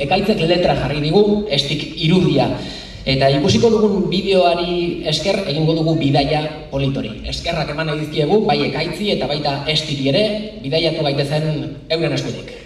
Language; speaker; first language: Basque; native; Basque